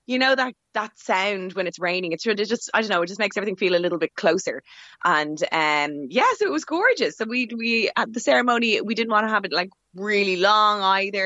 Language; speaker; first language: English; native; English